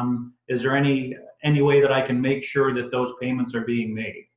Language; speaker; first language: English; native; English